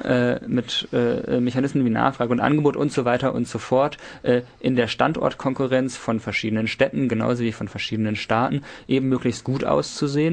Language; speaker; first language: German; native; German